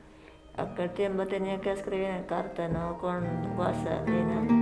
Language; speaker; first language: Spanish; non-native, learner; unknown